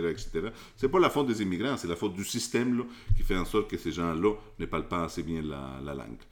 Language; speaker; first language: French; non-native, fluent; Spanish